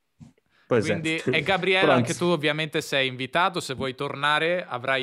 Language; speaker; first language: Italian; native; Italian